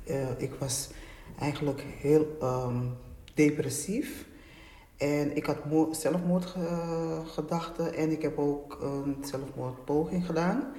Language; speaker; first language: Dutch; native; Dutch